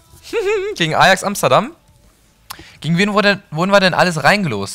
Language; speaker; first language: German; native; German